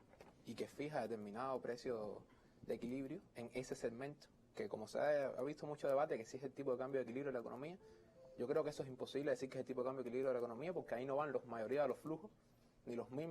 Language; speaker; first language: Spanish; native; Spanish